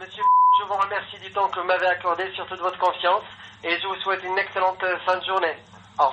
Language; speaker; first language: French; native; French